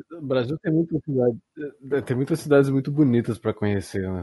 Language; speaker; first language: Portuguese; native; Portuguese